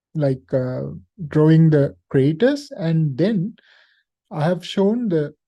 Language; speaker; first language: English; non-native, local second language; Sinhala